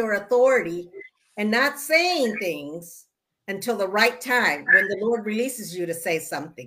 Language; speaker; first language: English; early bilingual, other home language; Spanish